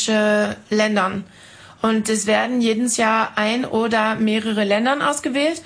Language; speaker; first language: German; non-native, fluent; French